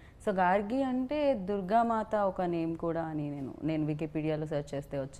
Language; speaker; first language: Telugu; native; Telugu